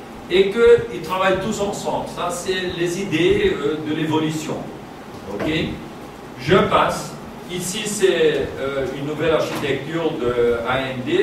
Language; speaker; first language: French; non-native, fluent; Portuguese